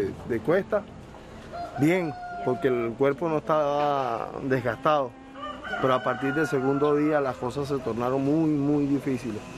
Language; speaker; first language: Spanish; native; Spanish